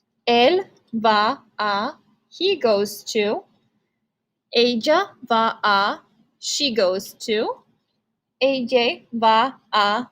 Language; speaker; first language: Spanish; non-native, fluent; English